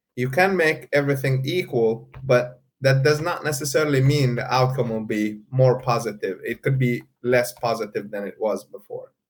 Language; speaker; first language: English; non-native, fluent; Arabic